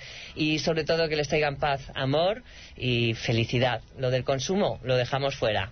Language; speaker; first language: Spanish; native; Spanish